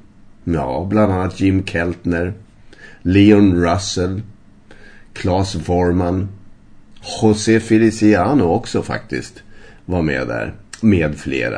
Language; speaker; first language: Swedish; native; Swedish